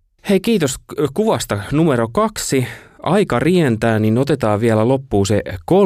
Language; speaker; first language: Finnish; native; Finnish